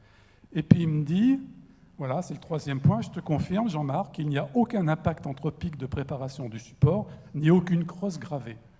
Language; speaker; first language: French; native; French